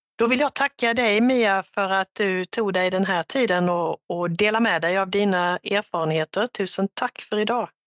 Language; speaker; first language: Swedish; native; Swedish